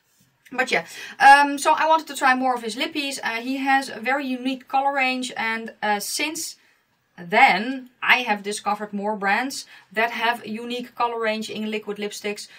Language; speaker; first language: English; non-native, fluent; Dutch